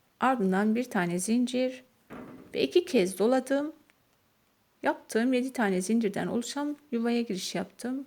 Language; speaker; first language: Turkish; native; Turkish